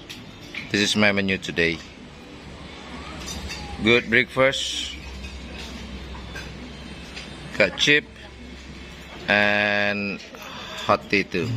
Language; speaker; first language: English; non-native, fluent; Indonesian